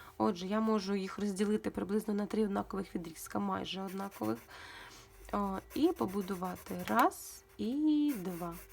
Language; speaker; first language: Ukrainian; non-native, local second language; Russian